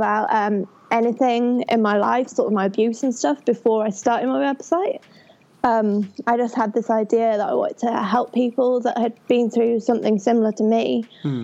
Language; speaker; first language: English; native; English